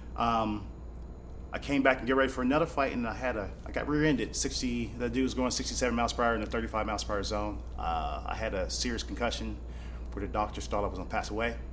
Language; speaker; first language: English; native; English